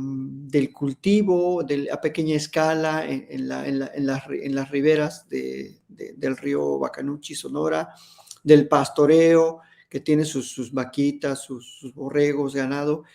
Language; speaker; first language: Spanish; native; Spanish